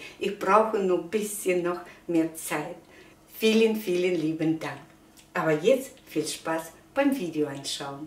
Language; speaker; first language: German; non-native, fluent; Russian